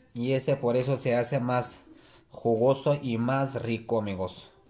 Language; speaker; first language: Spanish; non-native, learner; Turkish